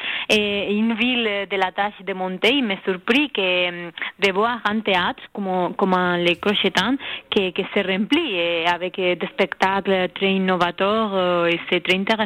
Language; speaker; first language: French; non-native, learner; Spanish